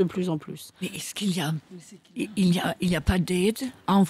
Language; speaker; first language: French; non-native, fluent; Danish